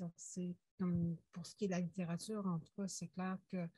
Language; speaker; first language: French; native; French